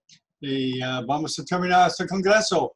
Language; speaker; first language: Spanish; non-native, learner; English